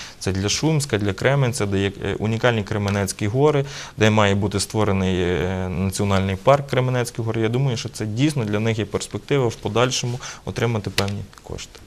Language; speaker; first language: Ukrainian; native; Ukrainian